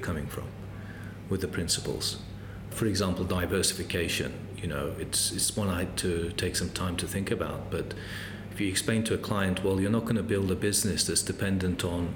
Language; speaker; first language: English; native; English